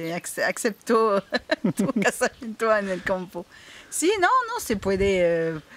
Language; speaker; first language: Spanish; non-native, learner; French